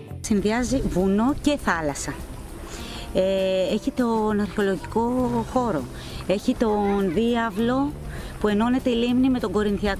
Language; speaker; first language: Greek; native; Greek